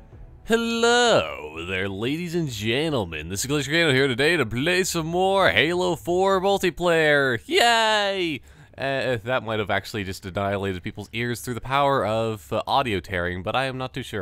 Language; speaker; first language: English; native; English